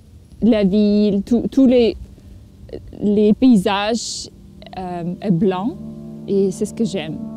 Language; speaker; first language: French; non-native, learner; Russian